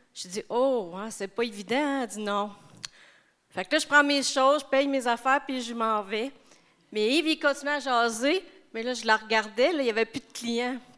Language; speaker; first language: French; native; French